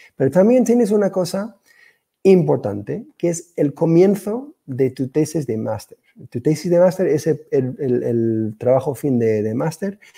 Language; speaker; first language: Spanish; non-native, fluent; English